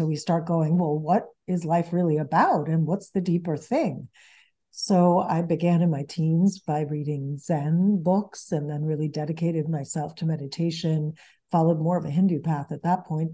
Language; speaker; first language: English; early bilingual, other home language; Spanish